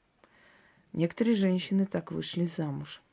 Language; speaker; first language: Russian; native; Russian